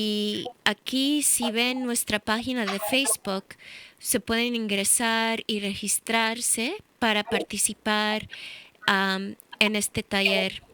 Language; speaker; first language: Spanish; early bilingual, heritage; English